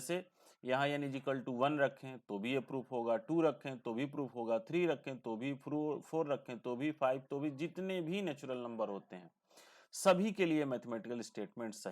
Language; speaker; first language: Hindi; native; Hindi